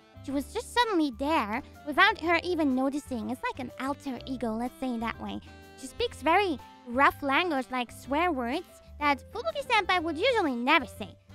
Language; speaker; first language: English; non-native, fluent; German